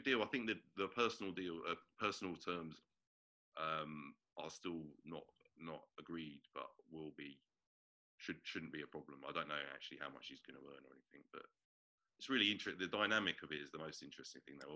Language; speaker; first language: English; native; English